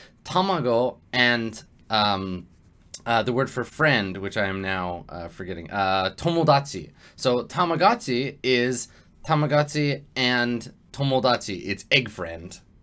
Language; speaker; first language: English; native; English